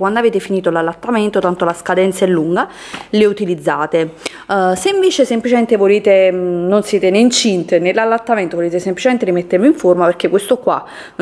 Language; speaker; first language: Italian; native; Italian